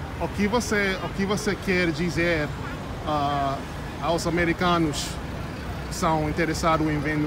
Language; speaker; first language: Portuguese; non-native, learner; English